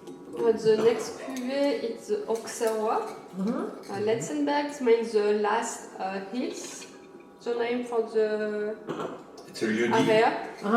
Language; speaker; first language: English; non-native, learner; French